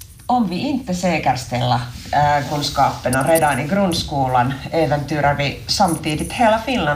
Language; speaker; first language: Swedish; non-native, local second language; Finnish